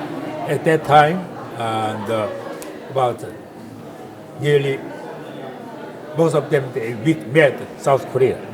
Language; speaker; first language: English; non-native, learner; Korean